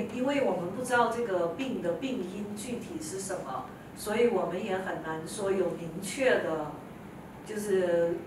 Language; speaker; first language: Chinese; native; Chinese